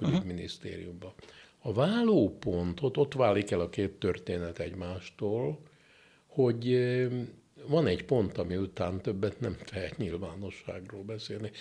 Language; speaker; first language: Hungarian; native; Hungarian